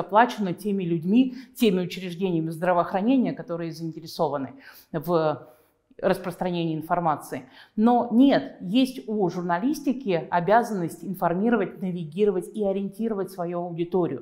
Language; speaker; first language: Russian; native; Russian